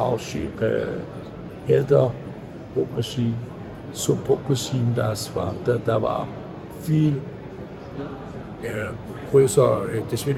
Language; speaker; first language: German; non-native, learner; Danish